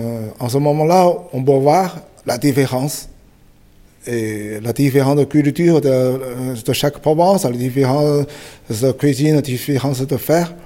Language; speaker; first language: French; non-native, fluent; Chinese